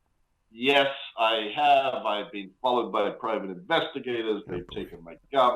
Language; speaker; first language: English; native; English